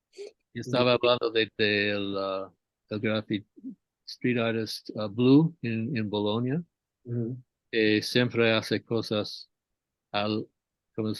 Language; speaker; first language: Spanish; non-native, fluent; English